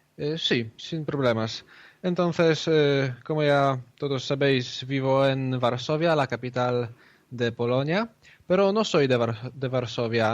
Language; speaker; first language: Spanish; non-native, fluent; Polish